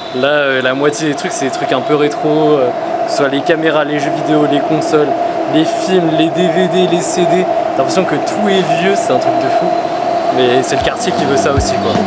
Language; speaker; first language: French; native; French